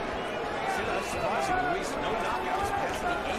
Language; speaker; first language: English; native; English